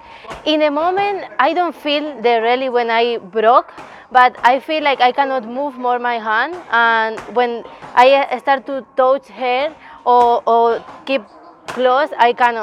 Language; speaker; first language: English; non-native, learner; Spanish